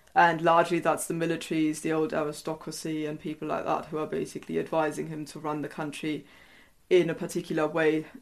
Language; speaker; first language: English; non-native, fluent; German